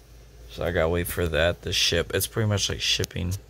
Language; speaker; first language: English; native; English